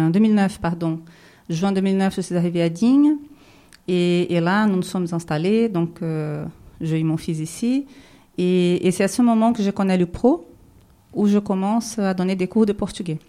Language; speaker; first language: French; non-native, fluent; Portuguese